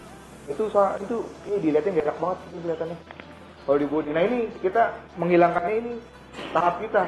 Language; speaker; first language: Malay; native; Malay